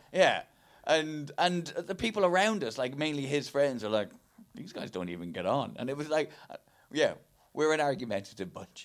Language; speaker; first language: English; native; English